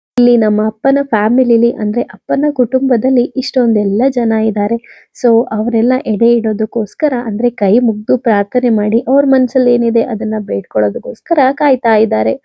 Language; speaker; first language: Kannada; non-native, local second language; Tulu